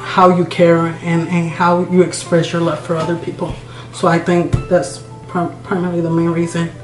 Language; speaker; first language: English; non-native, fluent; Spanish